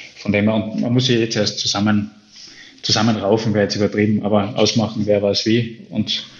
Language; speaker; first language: German; native; German